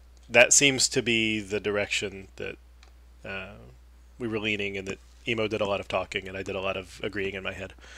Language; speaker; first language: English; native; English